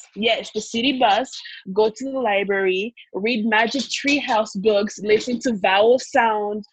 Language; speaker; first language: English; early bilingual, other home language; Kongo